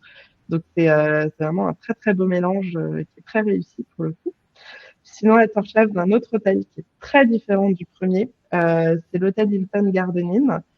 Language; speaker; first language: French; native; French